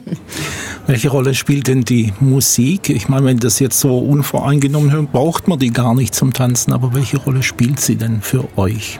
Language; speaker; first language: German; native; German